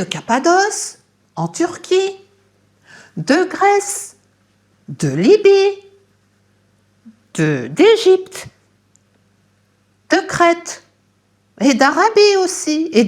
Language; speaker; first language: French; native; French